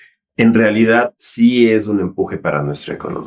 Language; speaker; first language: Spanish; native; Spanish